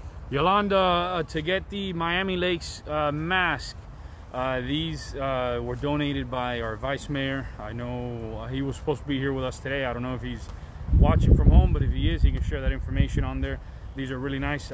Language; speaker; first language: English; early bilingual, other home language; Spanish